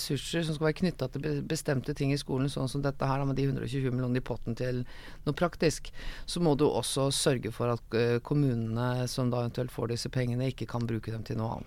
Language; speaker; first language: Norwegian; native; Norwegian